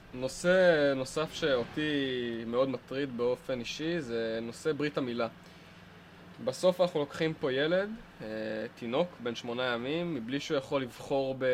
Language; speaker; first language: Hebrew; native; Hebrew